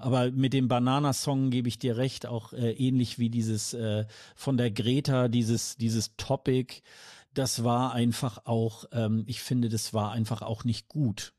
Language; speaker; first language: German; native; German